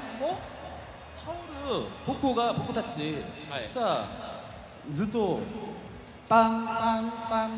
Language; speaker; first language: Japanese; non-native, fluent; Korean